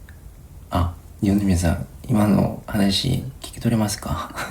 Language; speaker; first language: Japanese; non-native, fluent; Korean